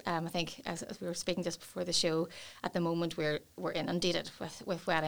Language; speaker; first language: English; native; English